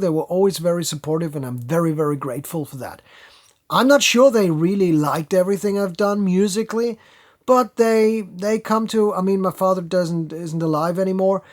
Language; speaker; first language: English; non-native, fluent; German